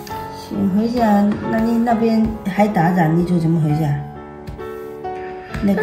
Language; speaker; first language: Chinese; native; Chinese